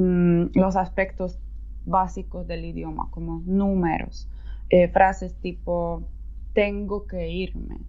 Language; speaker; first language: Spanish; non-native, fluent; Polish